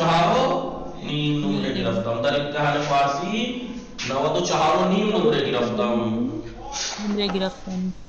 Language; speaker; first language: Persian; non-native, fluent; Urdu